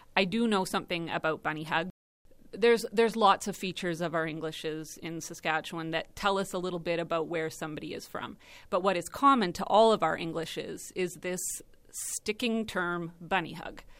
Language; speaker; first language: English; native; English